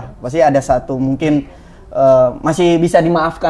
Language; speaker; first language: Indonesian; native; Indonesian